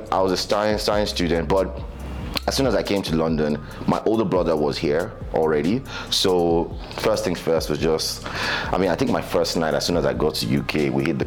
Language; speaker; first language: English; non-native, local second language; Yoruba